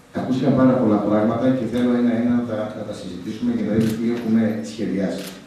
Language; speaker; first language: Greek; native; Greek